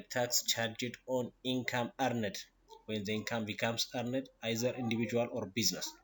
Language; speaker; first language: English; non-native, local second language; Amharic